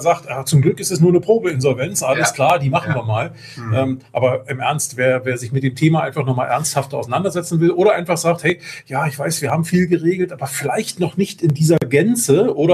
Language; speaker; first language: German; native; German